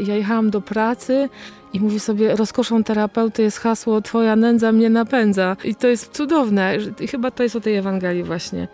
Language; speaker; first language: Polish; native; Polish